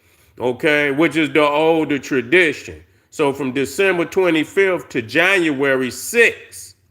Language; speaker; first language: English; native; English